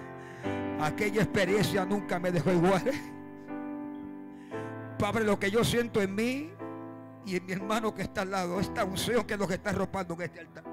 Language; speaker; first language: Spanish; native; Spanish